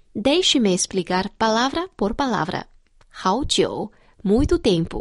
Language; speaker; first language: Portuguese; non-native, fluent; Chinese